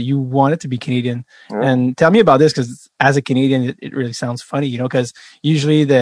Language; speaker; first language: English; non-native, fluent; French